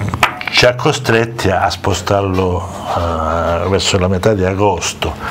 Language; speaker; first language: Italian; native; Italian